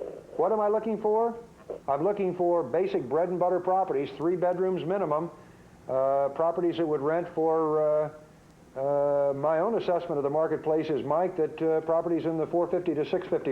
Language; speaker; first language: English; native; English